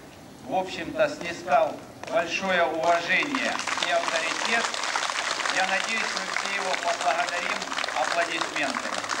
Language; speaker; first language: Russian; native; Russian